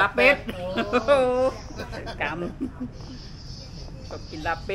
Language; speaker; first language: Thai; native; Thai